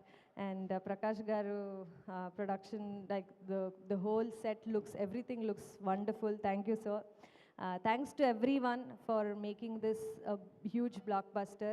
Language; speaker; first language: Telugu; non-native, fluent; Kannada